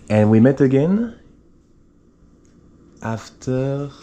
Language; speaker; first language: English; non-native, fluent; Spanish